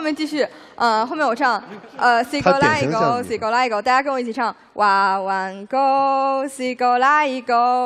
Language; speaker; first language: Chinese; native; Chinese